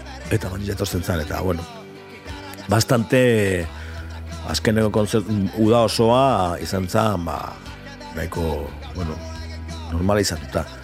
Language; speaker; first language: Basque; native; Basque